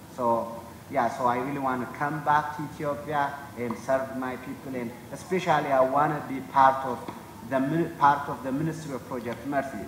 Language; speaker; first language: English; non-native, fluent; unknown